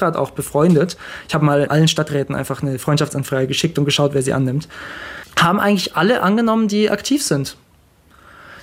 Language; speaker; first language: German; native; German